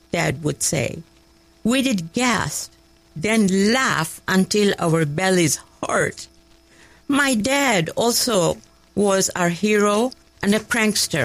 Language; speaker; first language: English; non-native, local second language; Kachhi